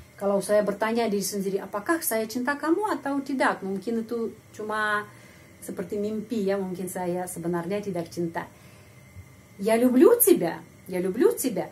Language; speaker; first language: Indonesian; non-native, fluent; Russian